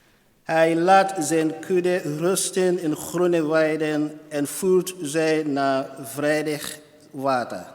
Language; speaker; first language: Dutch; non-native, fluent; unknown